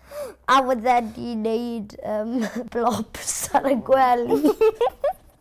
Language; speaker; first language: Welsh; native; Welsh